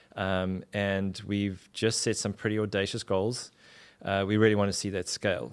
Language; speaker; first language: English; native; English